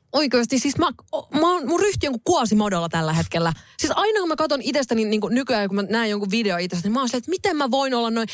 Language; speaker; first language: Finnish; native; Finnish